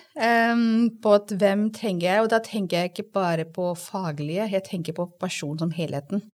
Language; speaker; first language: Norwegian; non-native, fluent; Hindi